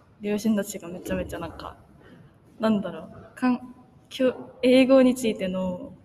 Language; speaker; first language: Japanese; non-native, fluent; Korean